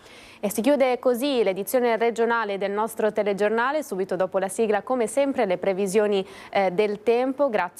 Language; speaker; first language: Italian; native; Italian